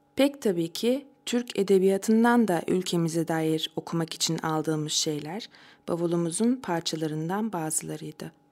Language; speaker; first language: Turkish; native; Turkish